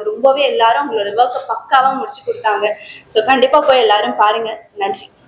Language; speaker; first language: Tamil; native; Tamil